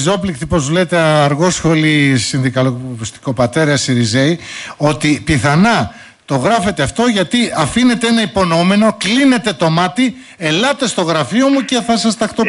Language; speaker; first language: Greek; native; Greek